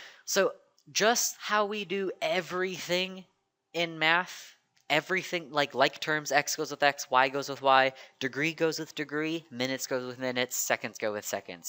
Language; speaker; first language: English; native; English